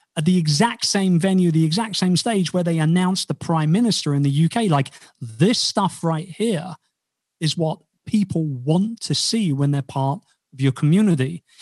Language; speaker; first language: English; native; English